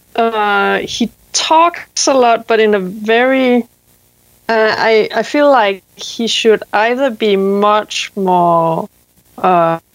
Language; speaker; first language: English; non-native, fluent; Danish